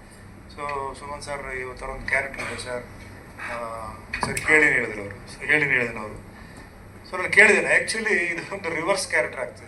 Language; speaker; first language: Kannada; non-native, fluent; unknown